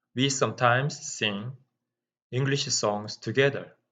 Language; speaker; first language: English; non-native, fluent; Korean